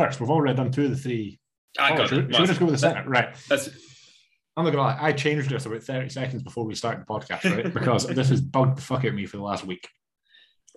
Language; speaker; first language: English; native; English